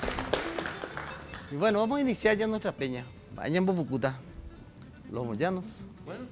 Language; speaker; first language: Spanish; native; Spanish